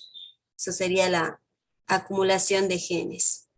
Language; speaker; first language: Spanish; native; Spanish